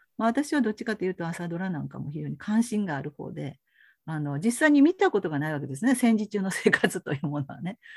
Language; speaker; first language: Japanese; native; Japanese